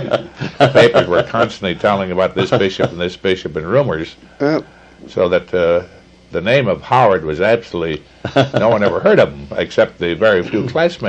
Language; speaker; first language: English; native; English